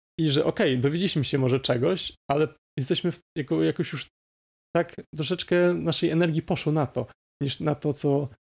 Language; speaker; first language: Polish; native; Polish